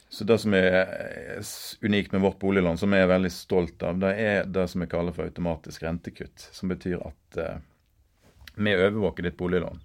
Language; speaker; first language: Norwegian; native; Norwegian